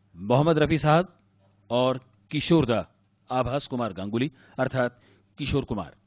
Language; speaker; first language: Hindi; non-native, local second language; Marathi